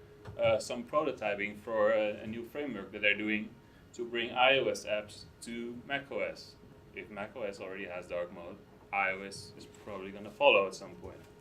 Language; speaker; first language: English; non-native, fluent; Dutch